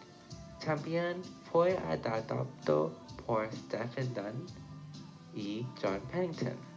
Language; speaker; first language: Spanish; non-native, learner; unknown